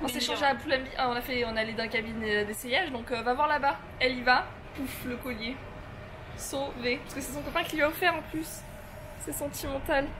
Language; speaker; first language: French; native; French